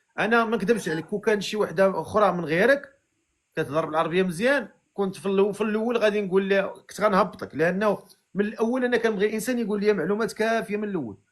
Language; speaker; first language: Arabic; native; Arabic